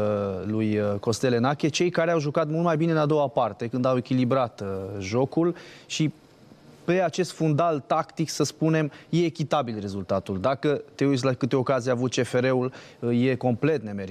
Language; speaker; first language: Romanian; native; Romanian